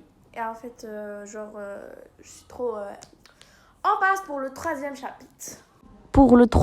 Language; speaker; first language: French; non-native, local second language; Arabic